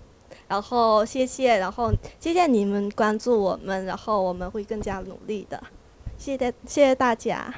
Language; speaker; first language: Chinese; non-native, learner; Thai